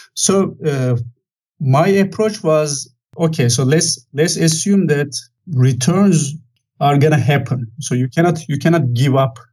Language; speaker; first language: English; non-native, fluent; Turkish